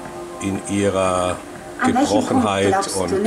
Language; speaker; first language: German; native; German